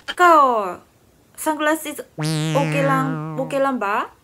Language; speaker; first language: Filipino; non-native, learner; Japanese